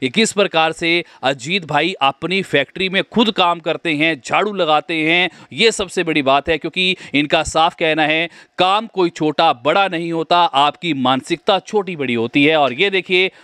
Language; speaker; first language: Hindi; native; Hindi